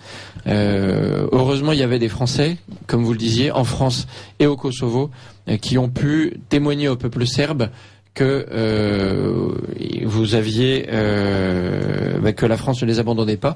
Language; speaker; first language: French; native; French